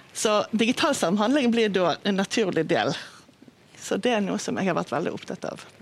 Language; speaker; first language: Norwegian; non-native, fluent; Hebrew